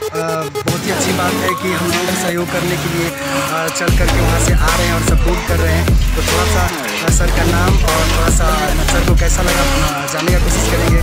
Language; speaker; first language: Hindi; non-native, local second language; Odia